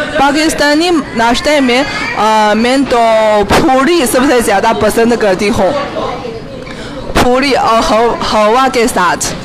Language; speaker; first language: Hindi; non-native, fluent; Chinese